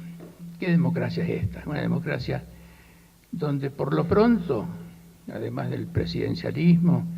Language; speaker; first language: Spanish; native; Spanish